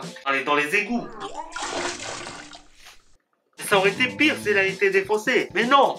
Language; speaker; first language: French; native; French